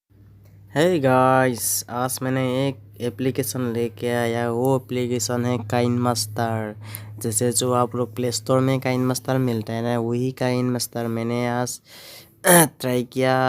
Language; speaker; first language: Hindi; non-native, local second language; Assamese